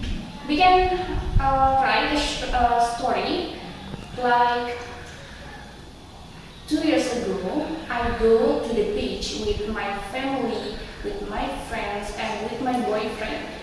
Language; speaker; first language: English; non-native, learner; Indonesian